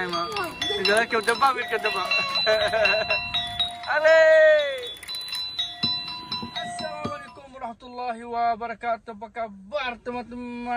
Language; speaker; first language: Indonesian; non-native, learner; Arabic